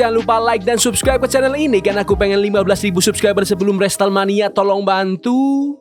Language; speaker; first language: Indonesian; native; Indonesian